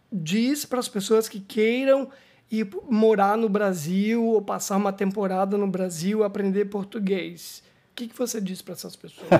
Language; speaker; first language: Portuguese; native; Portuguese